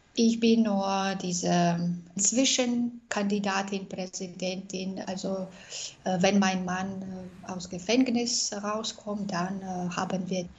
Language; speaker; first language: German; non-native, fluent; Russian